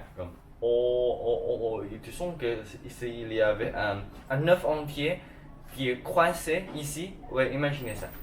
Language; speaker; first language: French; non-native, learner; Chinese